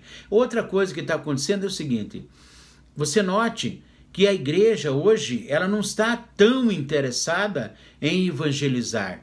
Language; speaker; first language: Portuguese; native; Portuguese